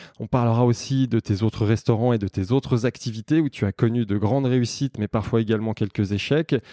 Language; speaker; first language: French; native; French